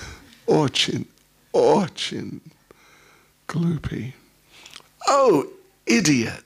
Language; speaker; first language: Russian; non-native, learner; English